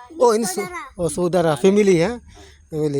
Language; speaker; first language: Indonesian; non-native, learner; Bangla